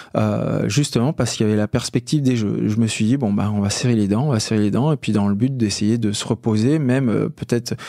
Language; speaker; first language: French; native; French